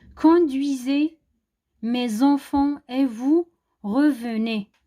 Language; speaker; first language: French; non-native, local second language; Arabic